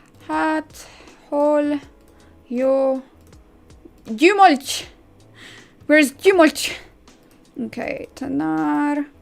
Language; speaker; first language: Hungarian; non-native, learner; English